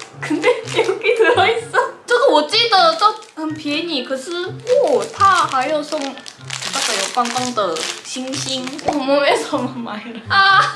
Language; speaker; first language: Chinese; non-native, fluent; Korean